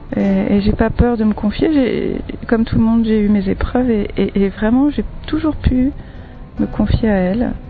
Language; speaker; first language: French; native; French